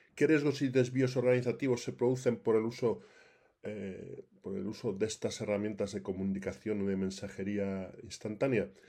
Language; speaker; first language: Spanish; native; Spanish